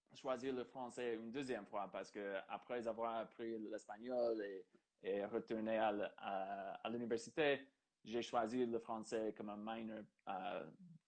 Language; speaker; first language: French; non-native, fluent; English